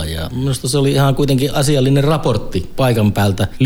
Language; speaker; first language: Finnish; native; Finnish